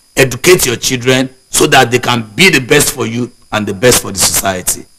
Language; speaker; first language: English; non-native, local second language; Yoruba